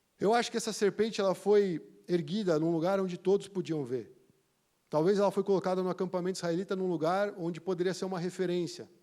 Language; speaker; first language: Portuguese; native; Portuguese